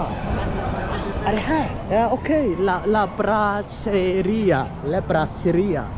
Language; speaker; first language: Swedish; non-native, learner; Somali